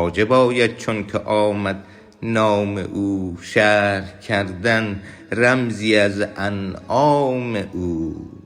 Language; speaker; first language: Persian; native; Persian